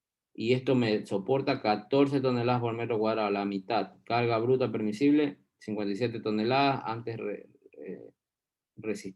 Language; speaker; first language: Spanish; native; Spanish